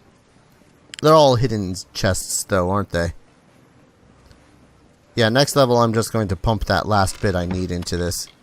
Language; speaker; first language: English; native; English